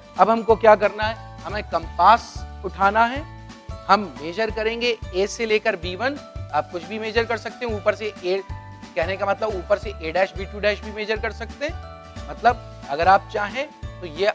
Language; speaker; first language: Hindi; native; Hindi